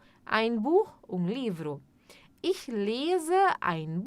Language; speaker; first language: German; non-native, fluent; Portuguese